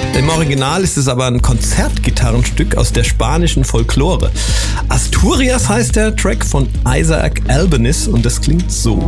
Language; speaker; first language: German; native; German